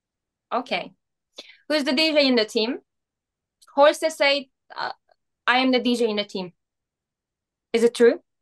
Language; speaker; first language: English; non-native, learner; Turkish